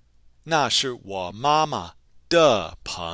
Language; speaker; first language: Chinese; non-native, fluent; English